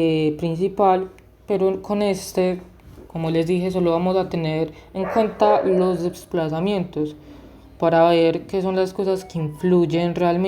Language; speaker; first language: Spanish; native; Spanish